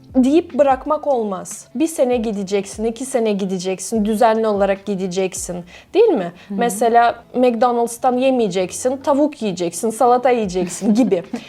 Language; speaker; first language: Turkish; non-native, fluent; Russian